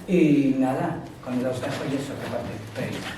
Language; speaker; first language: Spanish; native; Spanish